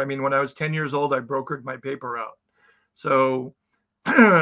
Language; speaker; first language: English; native; English